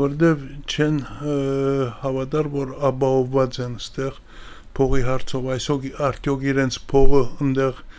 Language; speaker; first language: Armenian; early bilingual, heritage; Armenian